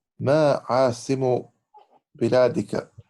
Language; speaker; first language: Arabic; non-native, learner; Swedish